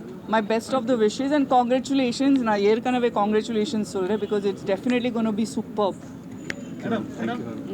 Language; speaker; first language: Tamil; non-native, fluent; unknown